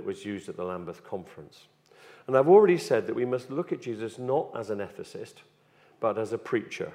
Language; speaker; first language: English; native; English